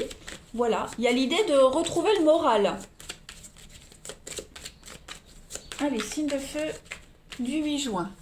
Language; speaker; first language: French; native; French